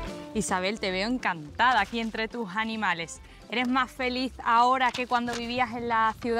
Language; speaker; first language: Spanish; native; Spanish